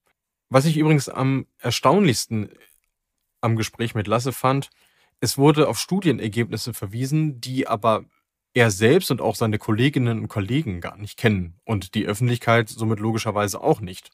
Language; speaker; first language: German; native; German